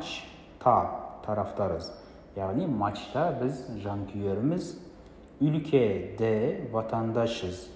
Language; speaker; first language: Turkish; non-native, fluent; Kazakh